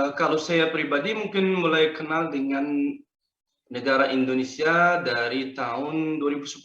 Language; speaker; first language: Indonesian; non-native, fluent; Arabic